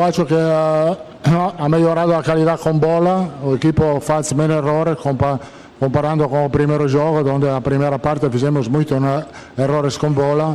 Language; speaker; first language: Portuguese; non-native, fluent; Italian